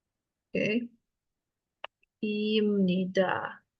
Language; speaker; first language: Korean; non-native, learner; Indonesian